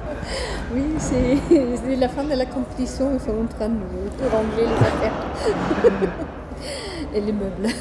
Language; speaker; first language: French; non-native, fluent; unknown